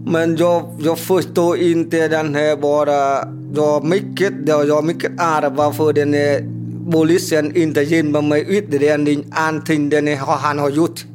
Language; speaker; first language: Swedish; non-native, learner; Vietnamese